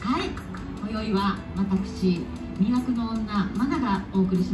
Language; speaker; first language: Japanese; native; Japanese